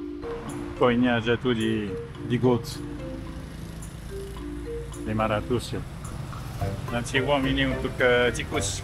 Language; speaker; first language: Indonesian; non-native, learner; French